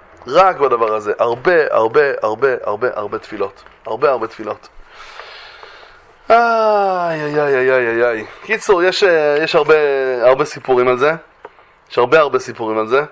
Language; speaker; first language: Hebrew; native; Hebrew